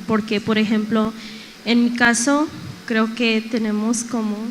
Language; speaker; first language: Spanish; early bilingual, heritage; Spanish